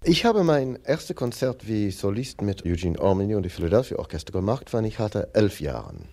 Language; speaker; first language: German; non-native, learner; English